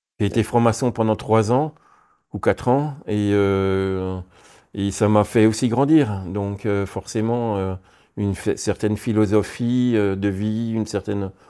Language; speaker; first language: French; native; French